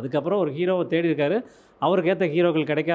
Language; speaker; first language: Tamil; native; Tamil